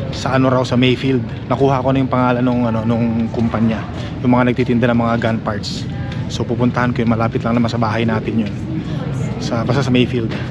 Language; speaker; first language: Filipino; native; Filipino